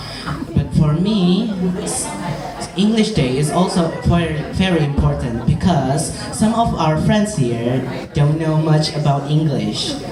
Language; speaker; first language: English; non-native, fluent; Indonesian